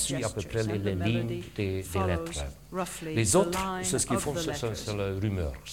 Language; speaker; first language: French; non-native, fluent; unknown